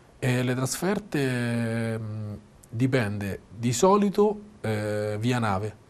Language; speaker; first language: Italian; native; Italian